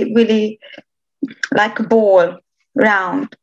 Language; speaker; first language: English; non-native, fluent; Romanian